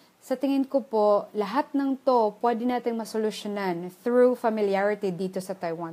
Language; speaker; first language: Filipino; native; Filipino